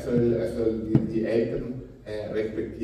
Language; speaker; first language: German; non-native, fluent; Portuguese